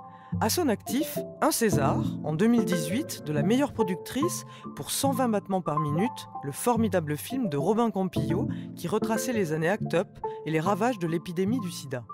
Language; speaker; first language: French; native; French